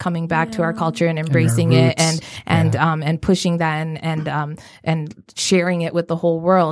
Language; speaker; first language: English; native; English